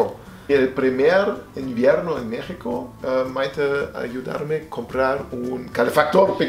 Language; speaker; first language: Spanish; non-native, learner; German